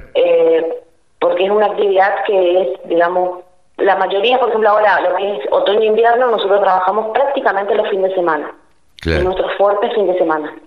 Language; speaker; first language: Spanish; native; Spanish